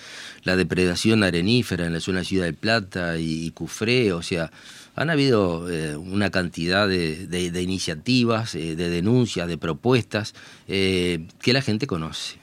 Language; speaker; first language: Spanish; native; Spanish